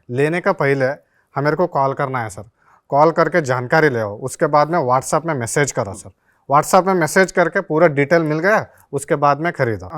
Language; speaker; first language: Hindi; non-native, local second language; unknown